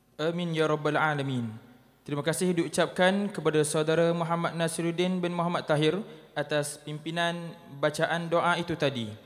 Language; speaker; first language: Malay; native; Malay